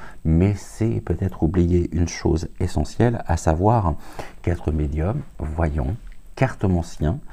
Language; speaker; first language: French; native; French